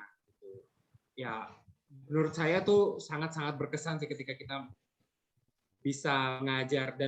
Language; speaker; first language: Indonesian; native; Indonesian